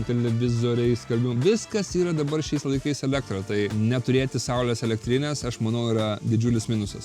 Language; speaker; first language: Lithuanian; native; Lithuanian